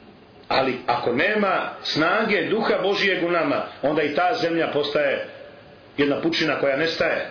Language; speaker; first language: Croatian; native; Croatian